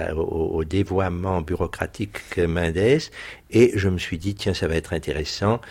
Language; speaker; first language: French; early bilingual, other home language; German